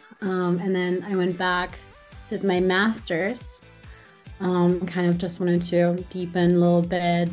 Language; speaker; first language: English; non-native, fluent; German